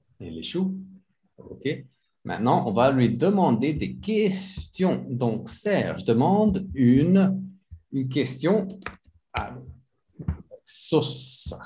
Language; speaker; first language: French; non-native, fluent; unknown